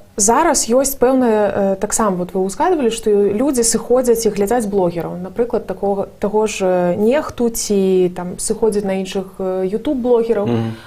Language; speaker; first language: Belarusian; non-native, local second language; Russian